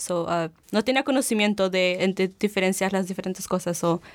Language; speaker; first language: Spanish; early bilingual, heritage; Spanish